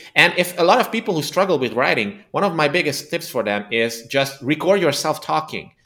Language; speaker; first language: English; non-native, fluent; Romanian